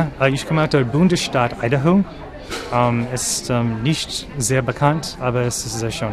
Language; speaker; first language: German; non-native, learner; English